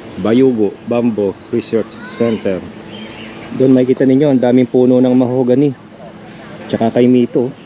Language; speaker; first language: Filipino; native; Filipino